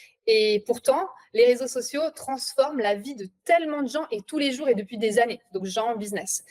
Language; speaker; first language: French; native; French